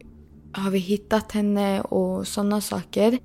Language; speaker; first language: Swedish; early bilingual, other home language; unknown